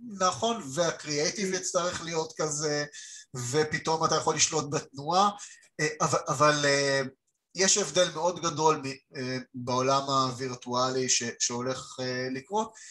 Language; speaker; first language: Hebrew; native; Hebrew